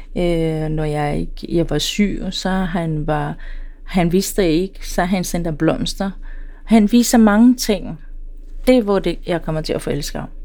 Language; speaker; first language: Danish; non-native, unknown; Swahili